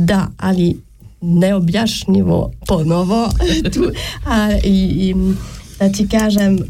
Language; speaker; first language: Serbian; non-native, learner; French